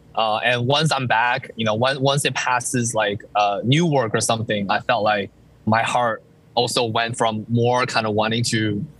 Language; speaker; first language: English; early bilingual, other home language; Chinese